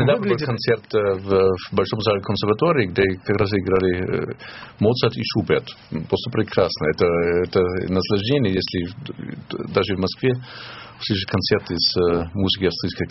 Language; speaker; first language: Russian; non-native, fluent; German